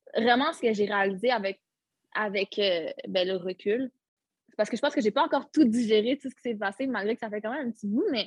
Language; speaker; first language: French; early bilingual, other home language; Arabic